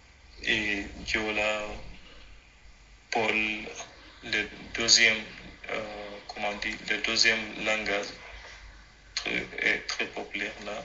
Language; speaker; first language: French; non-native, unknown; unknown